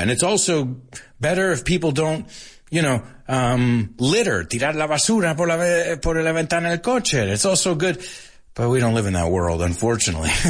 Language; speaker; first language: English; early bilingual, other home language; Spanish